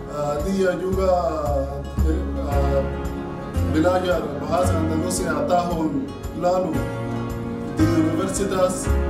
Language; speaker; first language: Indonesian; non-native, learner; Arabic